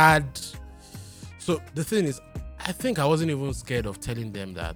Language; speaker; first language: English; non-native, local second language; Yoruba